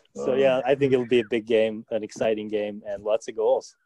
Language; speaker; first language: English; native; English